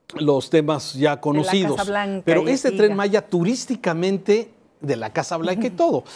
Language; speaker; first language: Spanish; native; Spanish